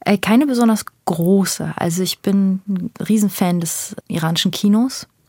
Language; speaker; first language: German; early bilingual, other home language; Persian